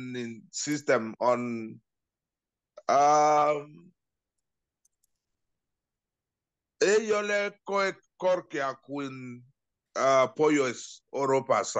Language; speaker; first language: Finnish; non-native, learner; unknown